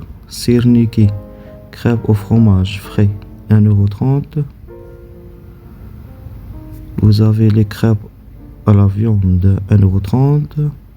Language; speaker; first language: French; non-native, local second language; Arabic